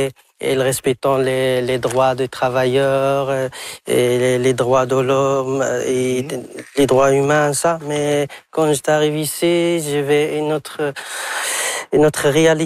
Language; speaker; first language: French; non-native, local second language; Arabic